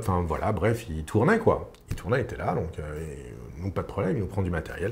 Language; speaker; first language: French; native; French